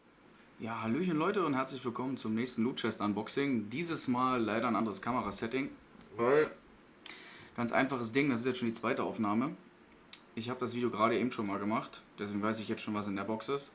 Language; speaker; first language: German; native; German